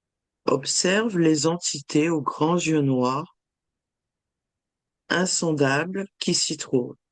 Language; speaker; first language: French; native; French